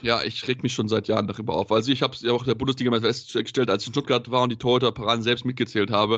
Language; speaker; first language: German; native; German